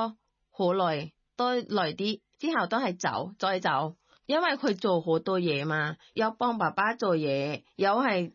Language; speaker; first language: Cantonese; non-native, learner; Thai